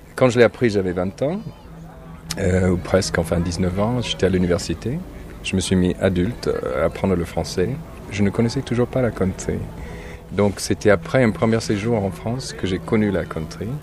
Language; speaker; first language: French; non-native, fluent; English